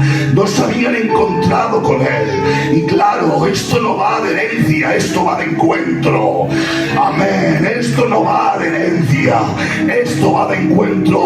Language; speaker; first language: Spanish; native; Spanish